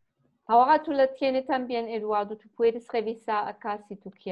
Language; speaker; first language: Spanish; non-native, fluent; German